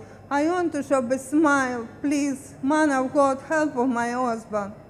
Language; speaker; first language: English; non-native, learner; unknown